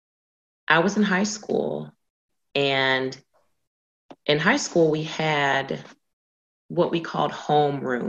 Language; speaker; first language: English; native; English